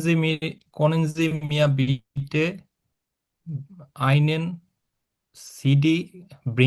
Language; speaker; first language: German; non-native, learner; Bangla